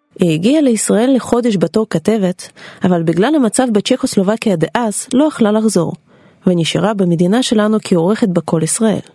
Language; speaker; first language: Hebrew; non-native, fluent; Russian